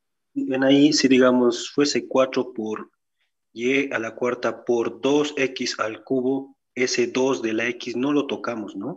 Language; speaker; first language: Spanish; native; Spanish